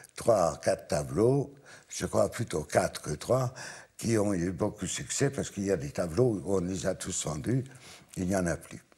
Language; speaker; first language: French; non-native, fluent; Hungarian